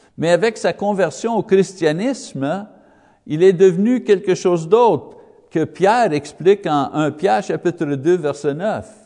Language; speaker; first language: French; non-native, learner; English